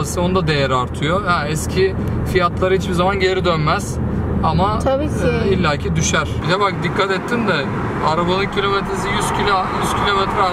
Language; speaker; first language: Turkish; native; Turkish